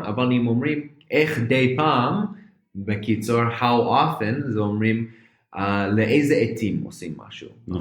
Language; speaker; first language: Hebrew; non-native, fluent; English